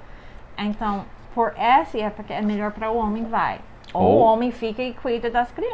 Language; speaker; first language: Portuguese; non-native, fluent; English